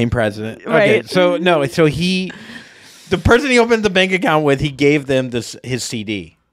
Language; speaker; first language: English; native; English